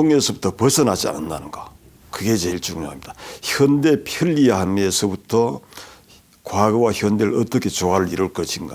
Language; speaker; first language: Korean; native; Korean